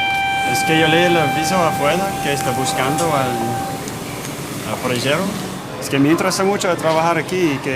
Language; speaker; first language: Spanish; non-native, learner; English